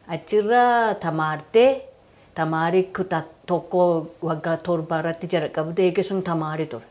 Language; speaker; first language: Oromo; non-native, fluent; Japanese